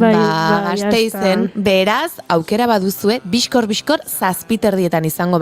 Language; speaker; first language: Basque; native; Basque